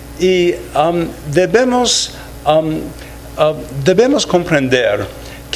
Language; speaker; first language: Spanish; non-native, fluent; English